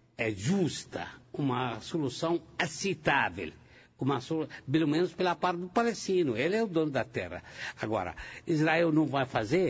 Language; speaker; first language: Portuguese; non-native, fluent; Arabic